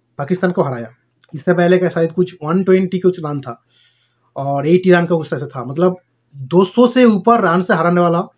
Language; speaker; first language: Hindi; non-native, local second language; Bangla